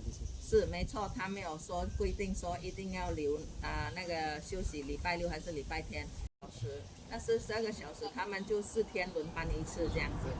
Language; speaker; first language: Chinese; non-native, fluent; Indonesian